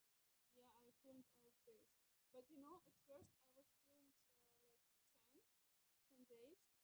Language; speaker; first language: English; non-native, learner; Russian